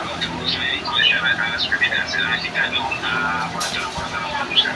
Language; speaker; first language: Malay; native; Malay